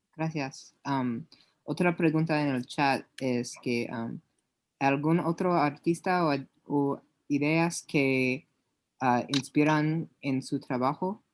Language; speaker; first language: Spanish; non-native, learner; English